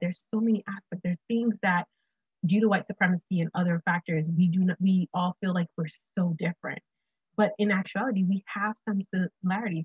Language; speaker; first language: English; non-native, local second language; Akan